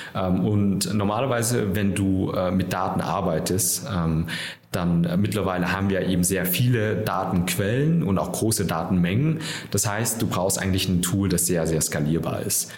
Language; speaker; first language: German; early bilingual, other home language; Vietnamese